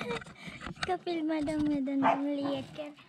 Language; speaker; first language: Swedish; non-native, learner; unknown